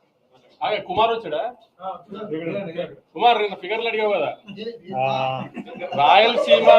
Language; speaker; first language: Telugu; native; Telugu